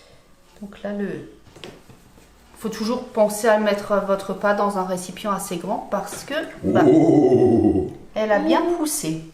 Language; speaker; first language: French; native; French